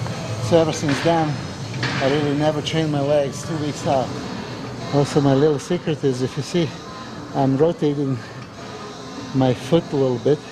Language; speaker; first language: English; non-native, fluent; Serbian